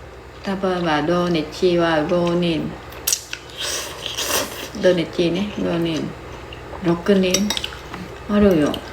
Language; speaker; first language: Japanese; non-native, learner; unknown